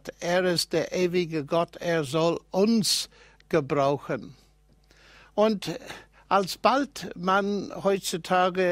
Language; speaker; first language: German; non-native, fluent; English